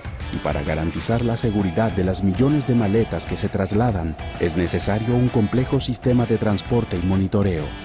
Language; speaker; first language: Spanish; native; Spanish